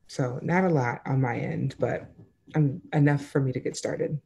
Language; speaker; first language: English; native; English